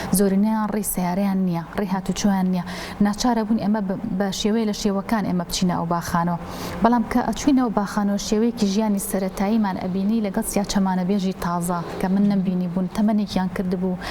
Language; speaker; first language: Central Kurdish; non-native, local second language; Gurani